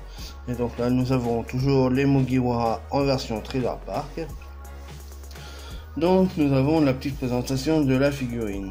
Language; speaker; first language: French; native; French